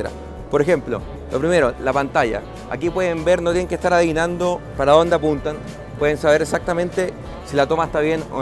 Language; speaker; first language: Spanish; native; Spanish